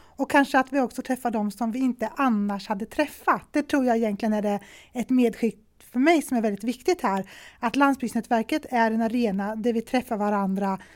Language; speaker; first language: Swedish; native; Swedish